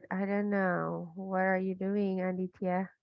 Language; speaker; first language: English; non-native, fluent; Indonesian